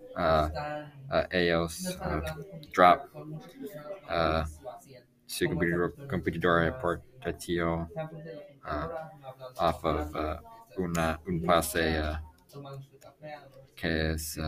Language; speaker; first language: Spanish; non-native, learner; English